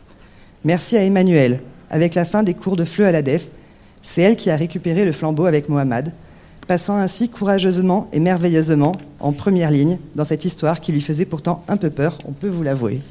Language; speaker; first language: French; native; French